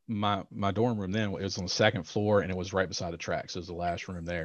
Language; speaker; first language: English; native; English